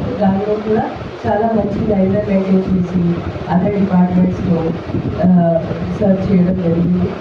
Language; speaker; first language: Telugu; non-native, fluent; Hindi